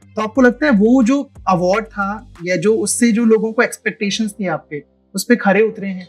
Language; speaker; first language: Hindi; native; Hindi